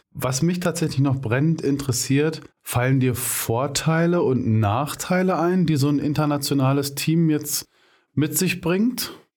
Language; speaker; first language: German; native; German